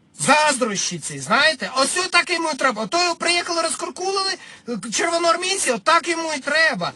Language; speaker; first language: Ukrainian; non-native, local second language; Russian